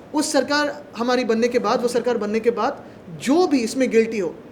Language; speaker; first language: Hindi; non-native, local second language; Marathi